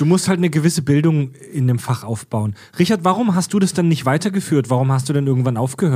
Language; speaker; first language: German; native; German